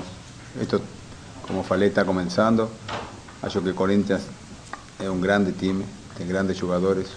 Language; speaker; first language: Portuguese; non-native, fluent; Spanish